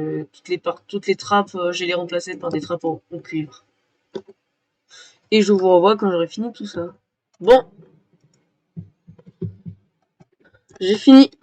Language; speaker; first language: French; native; French